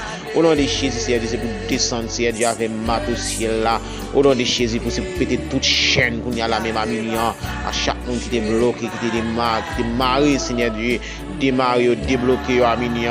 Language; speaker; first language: French; non-native, local second language; Haitian Creole